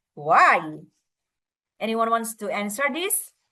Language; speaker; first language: English; non-native, fluent; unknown